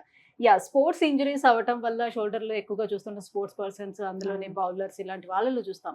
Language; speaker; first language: Telugu; native; Telugu